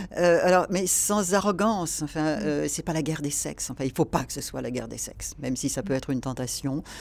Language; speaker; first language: French; native; French